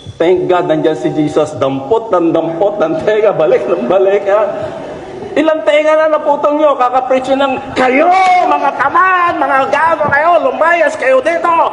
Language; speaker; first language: Filipino; non-native, local second language; Iloko